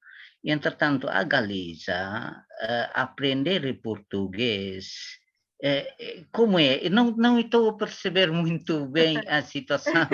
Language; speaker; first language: Portuguese; non-native, learner; Tetum